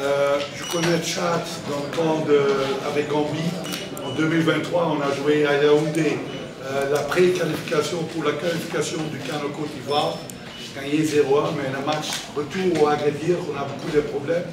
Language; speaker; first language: French; non-native, learner; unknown